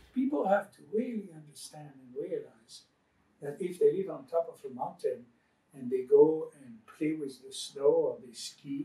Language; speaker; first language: English; non-native, fluent; French